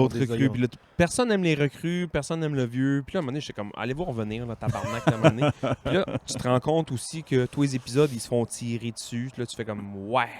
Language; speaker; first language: French; native; French